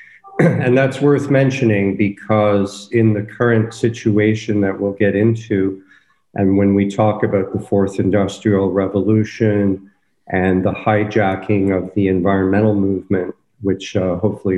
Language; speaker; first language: English; native; English